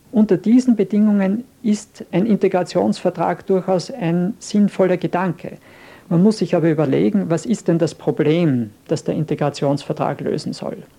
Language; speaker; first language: German; native; German